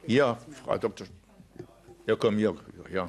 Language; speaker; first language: German; native; German